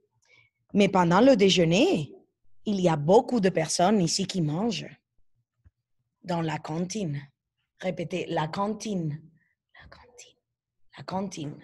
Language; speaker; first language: French; non-native, fluent; Spanish